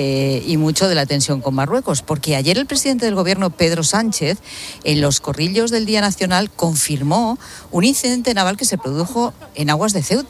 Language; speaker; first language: Spanish; native; Spanish